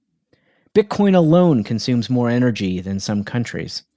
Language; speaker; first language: English; native; English